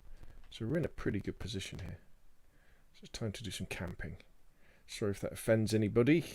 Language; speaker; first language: English; native; English